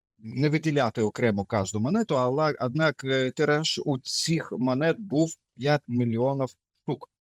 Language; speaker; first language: Ukrainian; native; Ukrainian